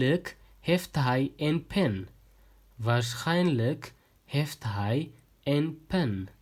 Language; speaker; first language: Dutch; early bilingual, heritage; Tigrinya